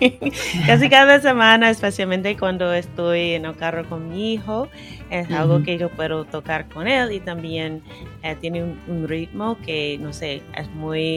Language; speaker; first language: Spanish; non-native, fluent; English